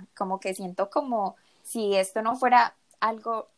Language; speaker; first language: Spanish; native; Spanish